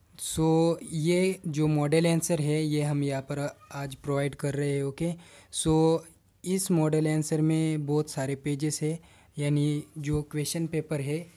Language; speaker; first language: Hindi; non-native, local second language; Marathi